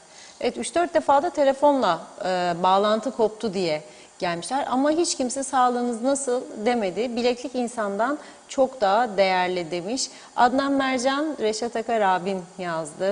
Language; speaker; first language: Turkish; native; Turkish